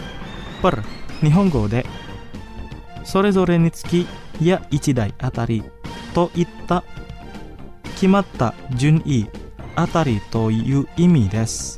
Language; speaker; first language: Japanese; non-native, fluent; Indonesian